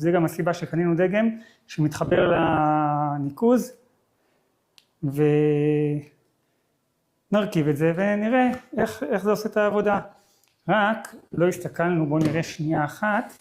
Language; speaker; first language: Hebrew; native; Hebrew